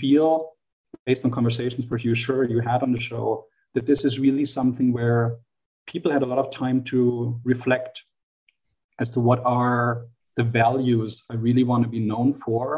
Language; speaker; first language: English; non-native, fluent; German